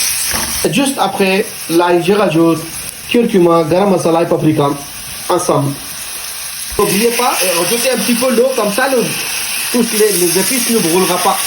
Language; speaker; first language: French; non-native, learner; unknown